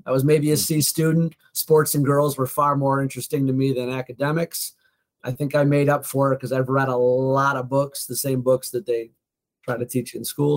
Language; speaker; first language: English; native; English